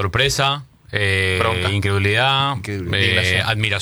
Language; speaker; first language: Spanish; native; Spanish